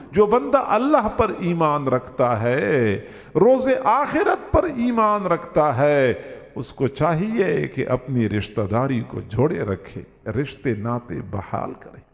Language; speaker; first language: Urdu; non-native, local second language; Punjabi